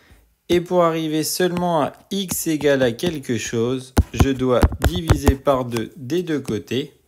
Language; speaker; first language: French; native; French